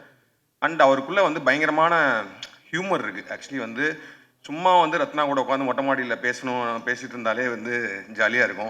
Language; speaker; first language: Tamil; native; Tamil